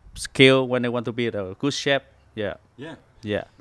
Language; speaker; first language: English; non-native, learner; Vietnamese